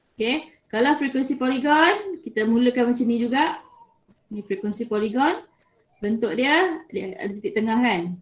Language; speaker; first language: Malay; native; Malay